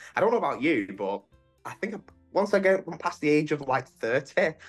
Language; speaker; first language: English; native; English